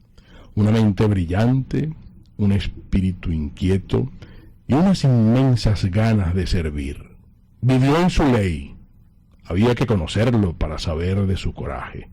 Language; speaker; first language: Spanish; native; Spanish